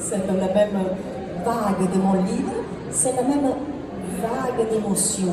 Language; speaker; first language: French; non-native, fluent; Italian